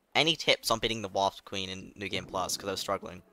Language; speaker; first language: English; native; English